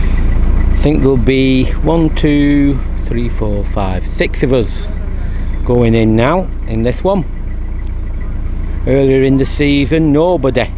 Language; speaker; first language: English; native; English